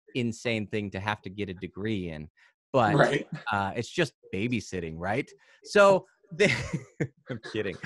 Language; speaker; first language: English; native; English